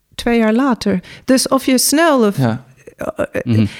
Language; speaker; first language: Dutch; non-native, fluent; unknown